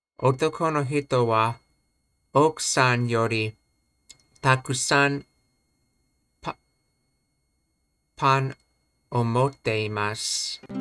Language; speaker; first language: Japanese; non-native, learner; English